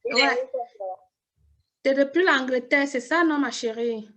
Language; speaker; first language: French; native; French